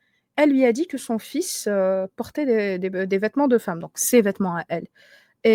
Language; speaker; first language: French; native; French